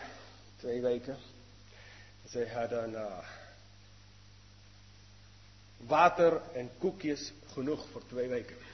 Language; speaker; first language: Dutch; non-native, fluent; English